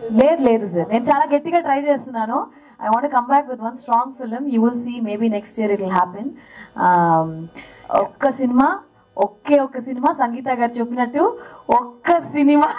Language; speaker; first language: Telugu; early bilingual, heritage; Telugu